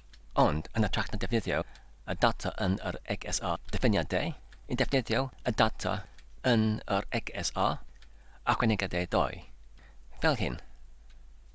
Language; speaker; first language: Welsh; non-native, local second language; English